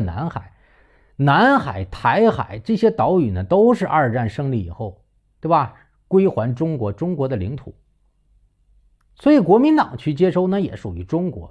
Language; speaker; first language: Chinese; native; Chinese